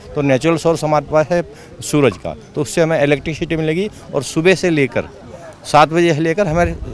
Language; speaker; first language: Hindi; native; Hindi